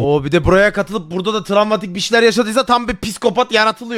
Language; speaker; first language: Turkish; native; Turkish